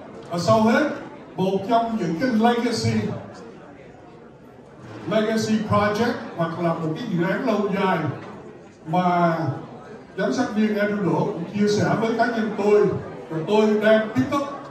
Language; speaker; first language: Vietnamese; early bilingual, heritage; Vietnamese